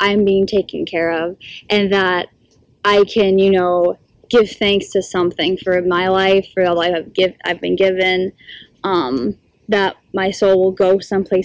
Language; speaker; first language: English; native; English